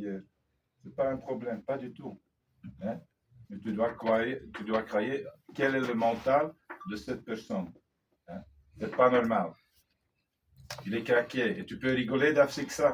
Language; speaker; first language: French; non-native, fluent; Dutch